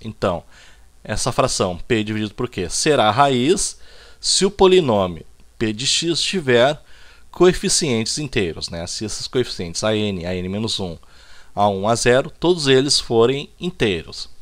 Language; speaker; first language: Portuguese; native; Portuguese